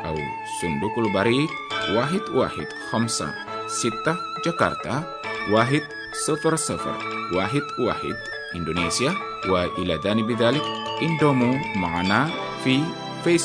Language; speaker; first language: Arabic; non-native, fluent; Indonesian